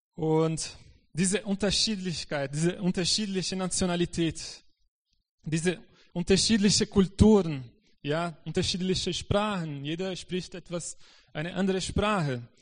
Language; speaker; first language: German; non-native, fluent; Portuguese